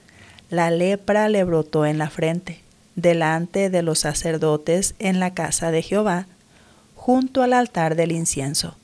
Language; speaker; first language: Spanish; native; Spanish